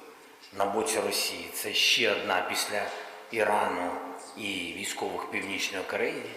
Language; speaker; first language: Ukrainian; non-native, local second language; Russian